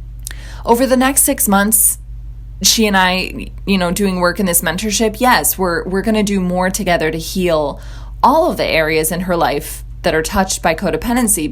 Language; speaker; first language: English; native; English